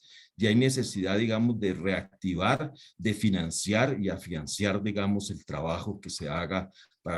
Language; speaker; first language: Spanish; native; Spanish